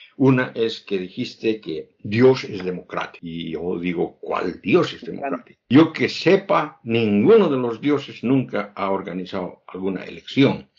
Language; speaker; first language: Spanish; native; Spanish